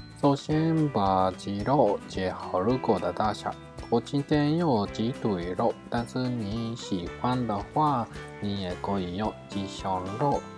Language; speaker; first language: Chinese; non-native, fluent; Japanese